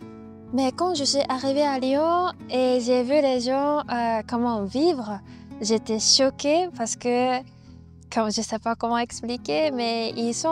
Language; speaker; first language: French; non-native, fluent; Japanese